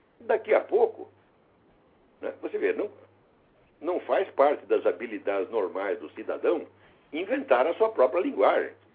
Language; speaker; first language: Portuguese; native; Portuguese